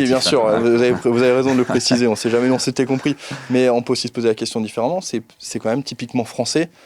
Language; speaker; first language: French; native; French